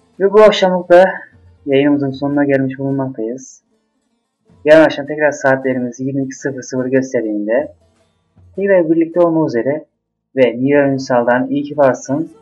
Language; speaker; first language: Turkish; native; Turkish